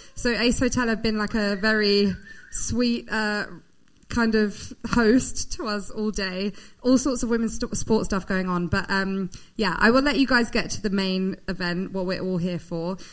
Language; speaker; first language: English; native; English